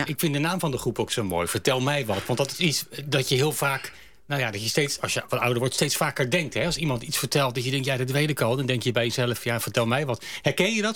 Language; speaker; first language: Dutch; native; Dutch